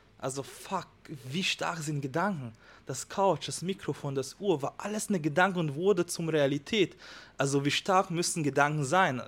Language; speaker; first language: German; non-native, fluent; Hungarian